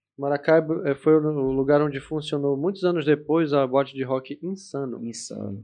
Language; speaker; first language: Portuguese; native; Portuguese